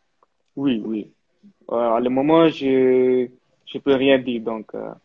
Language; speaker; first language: French; early bilingual, heritage; French